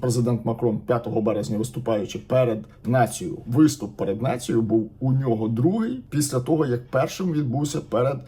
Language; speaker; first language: Ukrainian; native; Ukrainian